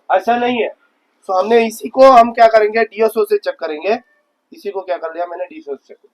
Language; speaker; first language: Hindi; non-native, local second language; Kannada